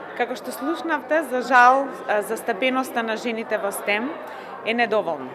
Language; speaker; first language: Macedonian; native; Macedonian